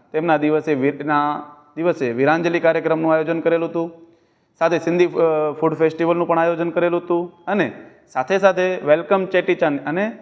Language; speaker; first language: Gujarati; non-native, local second language; Sindhi